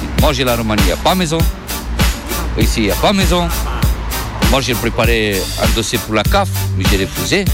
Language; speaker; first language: French; non-native, learner; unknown